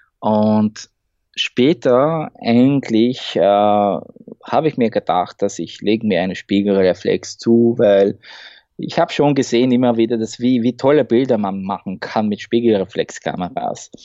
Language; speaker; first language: German; non-native, fluent; Hungarian